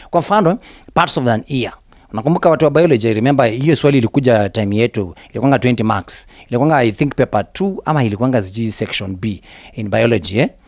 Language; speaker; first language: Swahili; non-native, local second language; Luyia